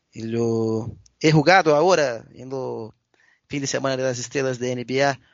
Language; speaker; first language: Spanish; non-native, learner; Portuguese